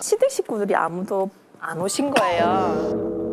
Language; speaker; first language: Korean; native; Korean